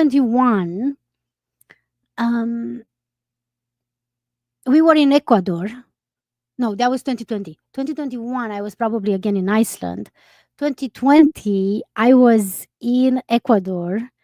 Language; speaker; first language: English; non-native, fluent; Romanian